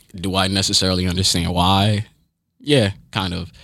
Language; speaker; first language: English; early bilingual, other home language; Haitian Creole